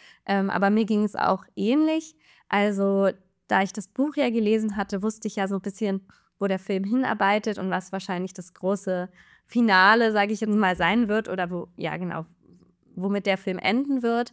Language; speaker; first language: German; native; German